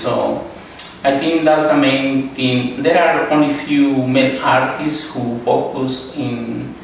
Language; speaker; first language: English; non-native, fluent; Spanish